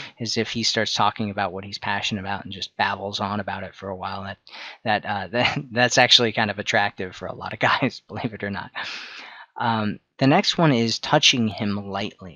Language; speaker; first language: English; native; English